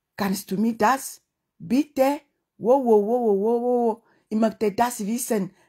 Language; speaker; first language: German; non-native, learner; French